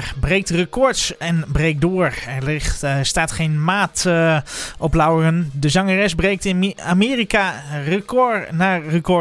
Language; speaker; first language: Dutch; native; Dutch